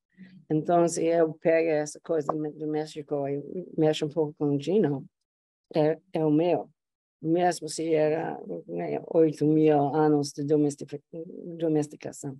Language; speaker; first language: Portuguese; non-native, fluent; English